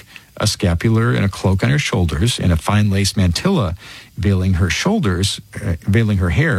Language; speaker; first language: English; native; English